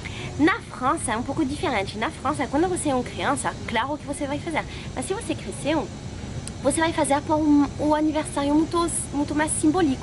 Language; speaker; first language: Portuguese; non-native, fluent; French